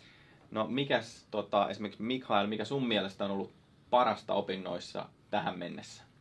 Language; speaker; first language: Finnish; native; Finnish